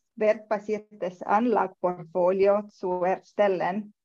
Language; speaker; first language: German; non-native, learner; Estonian